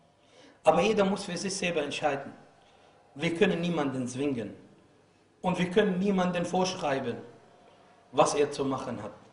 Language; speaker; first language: German; non-native, fluent; Arabic